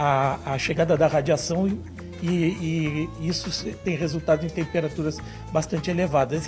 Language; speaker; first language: Portuguese; native; Portuguese